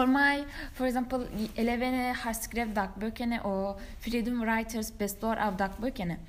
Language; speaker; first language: Norwegian; non-native, learner; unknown